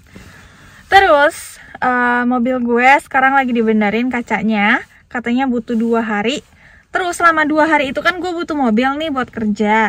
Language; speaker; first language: Indonesian; native; Indonesian